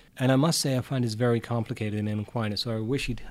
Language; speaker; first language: English; non-native, fluent; Dutch